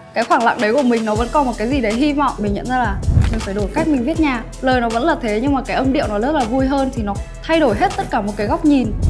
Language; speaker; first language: Vietnamese; native; Vietnamese